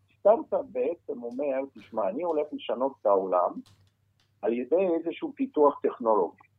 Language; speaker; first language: Hebrew; non-native, fluent; Russian